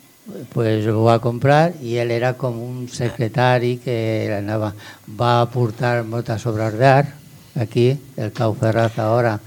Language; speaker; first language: Catalan; non-native, local second language; Spanish